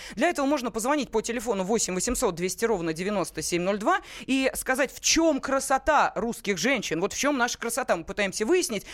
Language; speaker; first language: Russian; native; Russian